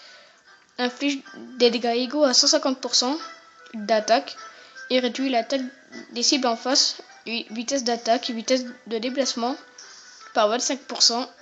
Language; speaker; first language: French; native; French